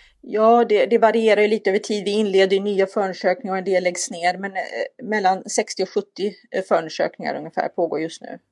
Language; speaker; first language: Swedish; native; Swedish